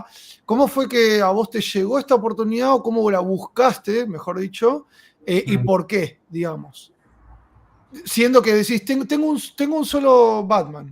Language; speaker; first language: Spanish; native; Spanish